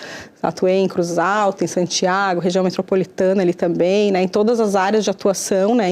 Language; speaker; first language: Portuguese; native; Portuguese